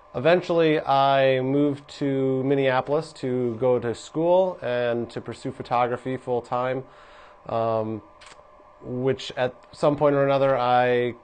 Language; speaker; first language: English; native; English